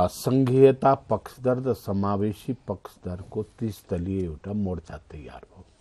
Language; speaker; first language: Nepali; non-native, local second language; Maithili